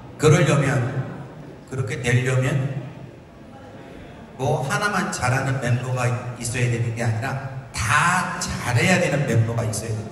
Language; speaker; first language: Korean; native; Korean